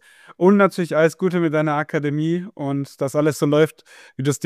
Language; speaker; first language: German; native; German